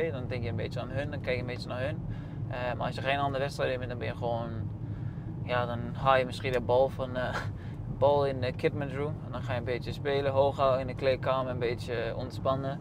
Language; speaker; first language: Dutch; non-native, fluent; Danish